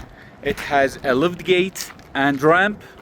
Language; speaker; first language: English; non-native, learner; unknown